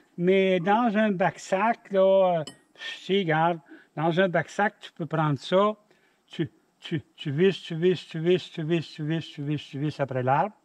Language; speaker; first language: French; native; French